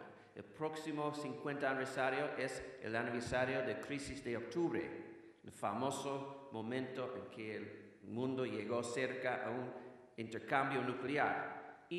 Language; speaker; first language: Spanish; non-native, fluent; English